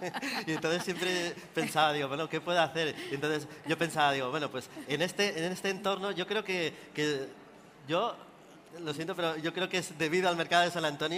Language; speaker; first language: Spanish; native; Spanish